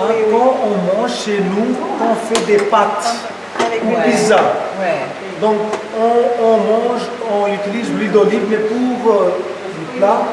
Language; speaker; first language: French; non-native, fluent; Hindi